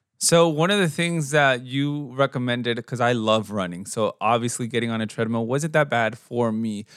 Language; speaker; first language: English; early bilingual, other home language; Spanish